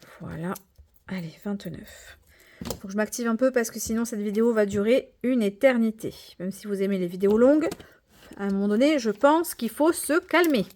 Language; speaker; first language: French; native; French